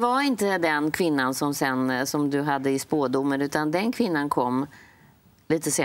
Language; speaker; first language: Swedish; native; Swedish